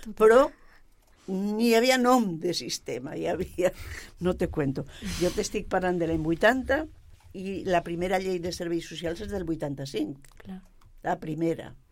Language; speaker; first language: Catalan; non-native, local second language; Spanish